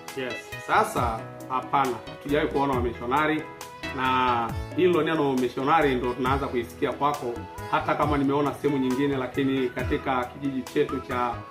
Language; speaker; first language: Swahili; non-native, local second language; Masai